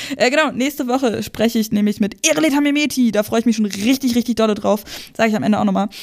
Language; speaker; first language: German; native; German